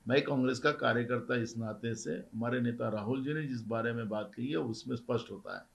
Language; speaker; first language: Hindi; non-native, local second language; Marathi